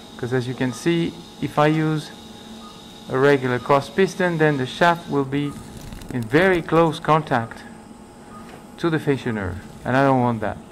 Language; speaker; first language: English; non-native, fluent; French